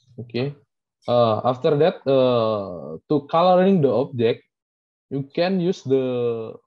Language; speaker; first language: English; non-native, learner; Indonesian